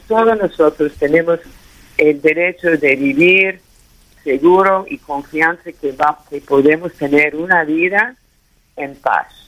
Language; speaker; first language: Spanish; early bilingual, heritage; Spanish